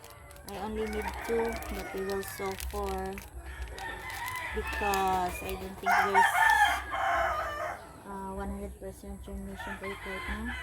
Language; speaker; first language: English; non-native, local second language; Filipino